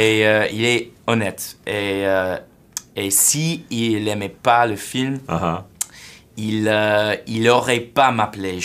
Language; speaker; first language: French; non-native, fluent; English